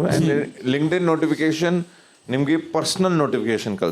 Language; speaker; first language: Kannada; non-native, learner; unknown